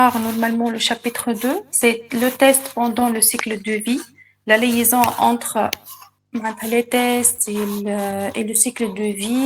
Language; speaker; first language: French; non-native, local second language; Arabic